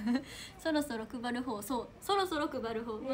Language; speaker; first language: Japanese; native; Japanese